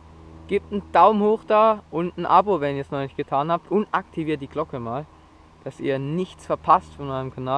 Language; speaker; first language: German; native; German